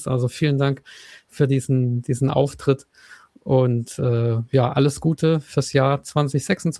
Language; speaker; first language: German; native; German